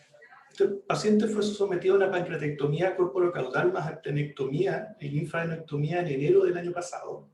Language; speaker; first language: Spanish; native; Spanish